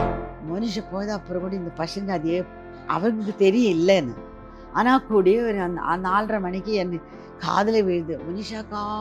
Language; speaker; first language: Tamil; non-native, learner; Malayalam